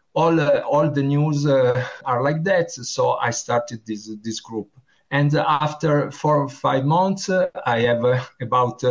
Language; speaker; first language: English; non-native, learner; Italian